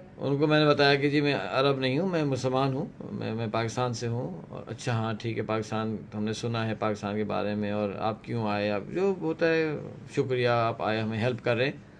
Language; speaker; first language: Urdu; native; Urdu